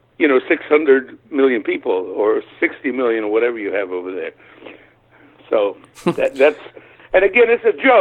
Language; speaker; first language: English; early bilingual, other home language; German